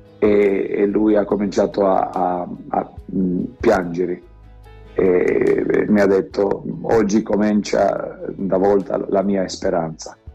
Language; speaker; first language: Italian; non-native, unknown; Romanian